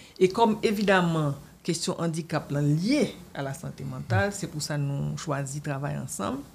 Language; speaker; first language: French; non-native, local second language; Haitian Creole